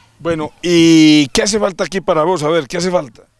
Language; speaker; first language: Spanish; native; Spanish